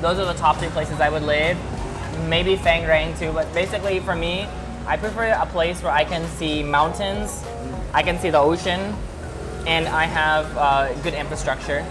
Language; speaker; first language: English; early bilingual, other home language; Vietnamese